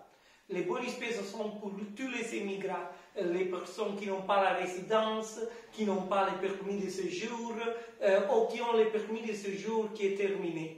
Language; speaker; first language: French; non-native, fluent; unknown